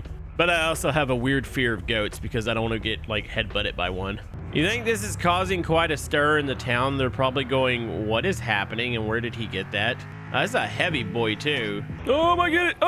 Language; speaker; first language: English; native; English